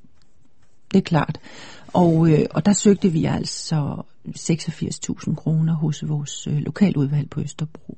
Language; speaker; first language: Danish; native; Danish